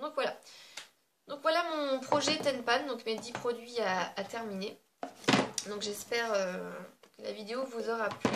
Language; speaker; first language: French; native; French